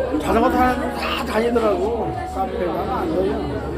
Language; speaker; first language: Korean; native; Korean